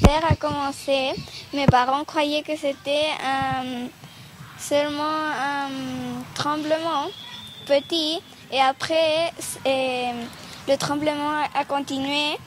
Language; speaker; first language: French; non-native, learner; Spanish